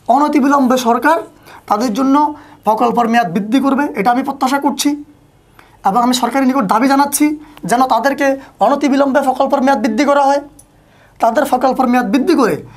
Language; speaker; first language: Bangla; native; Bangla